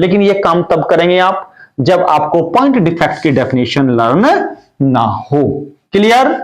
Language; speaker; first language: Hindi; native; Hindi